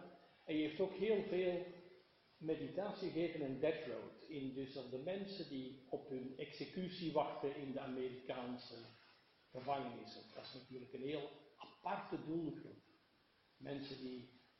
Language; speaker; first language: Dutch; native; Dutch